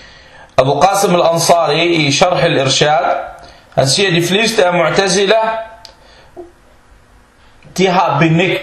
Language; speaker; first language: Danish; early bilingual, other home language; Arabic